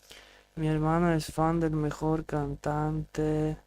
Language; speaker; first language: Spanish; non-native, learner; English